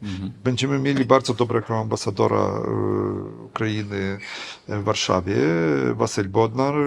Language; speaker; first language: Polish; non-native, fluent; Ukrainian